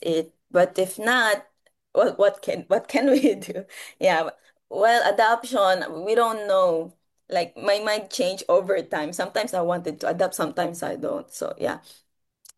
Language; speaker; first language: English; non-native, local second language; Filipino